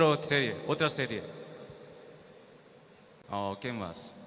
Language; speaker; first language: Spanish; non-native, learner; Korean